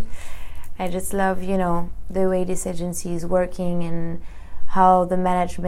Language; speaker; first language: English; non-native, fluent; French